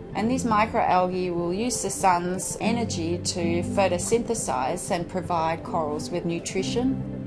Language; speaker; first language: English; non-native, fluent; Danish